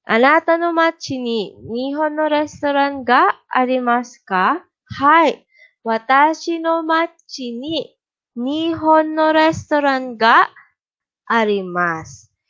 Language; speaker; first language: Japanese; non-native, fluent; Filipino